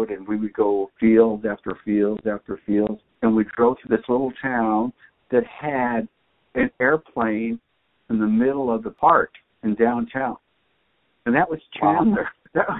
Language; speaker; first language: English; native; English